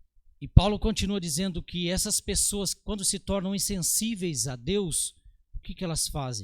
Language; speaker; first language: Portuguese; native; Portuguese